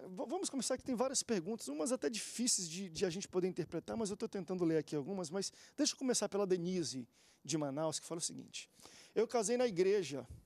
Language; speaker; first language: Portuguese; native; Portuguese